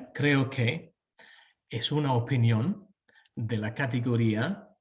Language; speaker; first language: Spanish; non-native, fluent; English